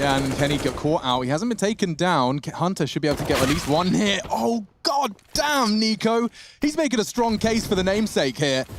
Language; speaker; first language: English; native; English